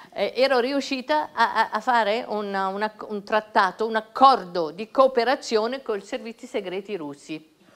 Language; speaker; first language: Italian; native; Italian